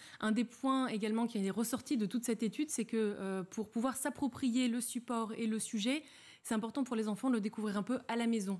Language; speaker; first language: French; native; French